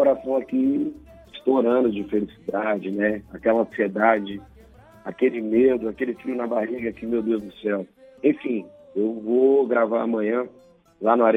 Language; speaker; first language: Portuguese; native; Portuguese